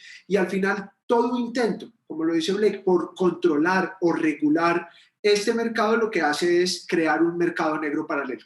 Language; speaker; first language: Spanish; native; Spanish